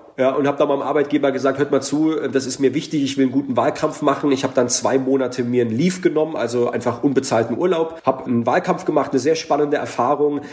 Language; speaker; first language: German; native; German